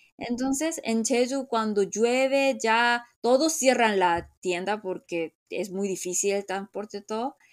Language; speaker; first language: Spanish; non-native, fluent; Korean